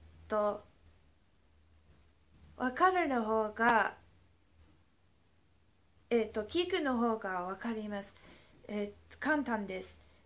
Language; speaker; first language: Japanese; non-native, learner; English